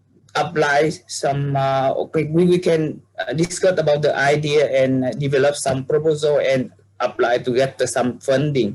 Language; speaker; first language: English; non-native, learner; Vietnamese